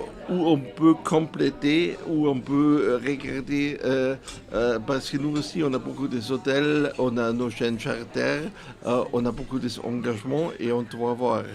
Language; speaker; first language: French; non-native, fluent; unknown